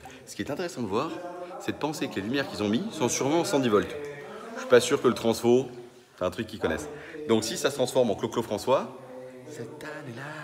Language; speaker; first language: French; native; French